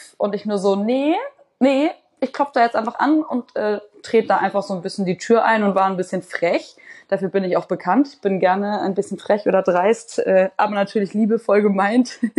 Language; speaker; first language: German; native; German